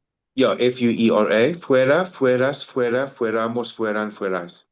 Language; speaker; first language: Spanish; non-native, fluent; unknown